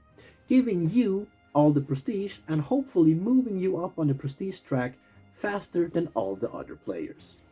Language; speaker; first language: English; non-native, fluent; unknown